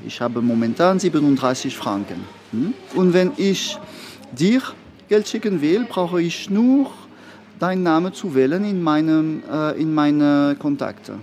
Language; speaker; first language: German; non-native, local second language; French